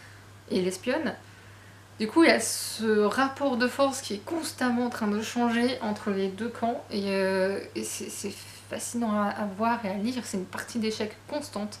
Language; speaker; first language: French; native; French